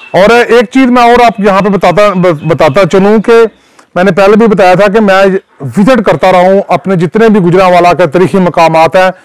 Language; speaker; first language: Urdu; native; Urdu